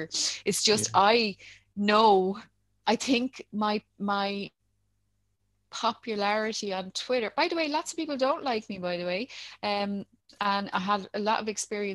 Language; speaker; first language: English; native; English